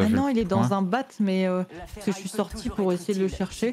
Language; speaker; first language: French; native; French